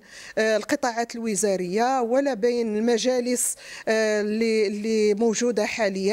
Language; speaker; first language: Arabic; native; Arabic